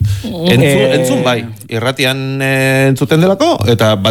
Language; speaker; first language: Basque; native; Basque